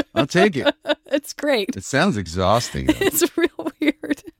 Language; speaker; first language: English; native; English